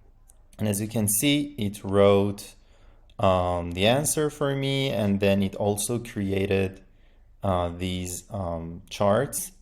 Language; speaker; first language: English; non-native, fluent; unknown